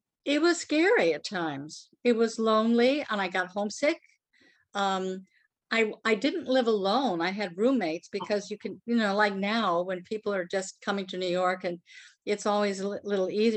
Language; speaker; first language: English; native; English